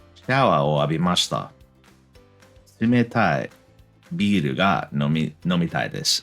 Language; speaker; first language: Japanese; non-native, learner; English